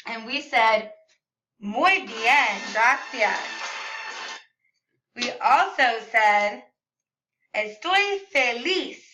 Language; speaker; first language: Spanish; non-native, learner; English